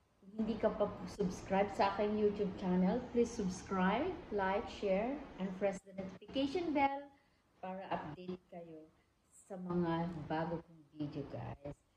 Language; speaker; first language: Filipino; non-native, local second language; Iloko